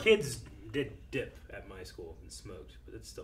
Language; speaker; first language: English; native; English